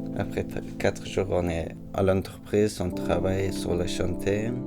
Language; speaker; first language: French; non-native, learner; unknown